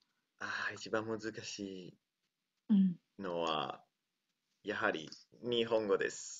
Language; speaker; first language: Japanese; non-native, learner; Italian